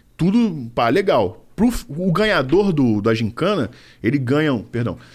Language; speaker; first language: Portuguese; native; Portuguese